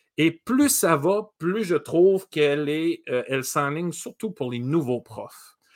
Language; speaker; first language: French; native; French